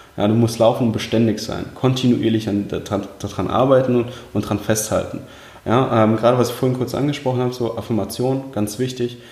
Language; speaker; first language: German; early bilingual, other home language; Russian